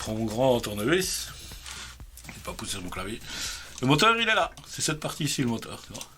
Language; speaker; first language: French; native; French